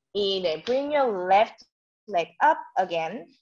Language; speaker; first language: English; non-native, fluent; Korean